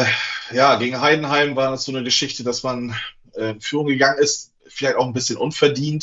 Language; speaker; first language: German; native; German